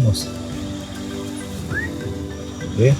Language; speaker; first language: Spanish; non-native, local second language; Quechua